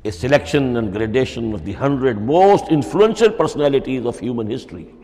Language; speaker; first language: English; non-native, local second language; Urdu